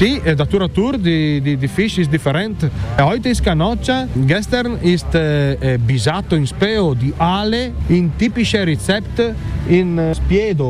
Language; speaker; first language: German; non-native, learner; Italian